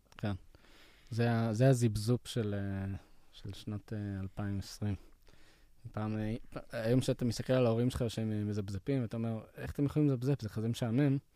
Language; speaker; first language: Hebrew; native; Hebrew